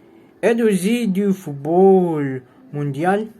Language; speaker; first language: French; non-native, learner; Spanish